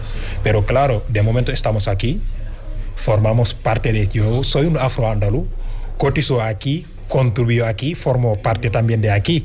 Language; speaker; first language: Spanish; non-native, fluent; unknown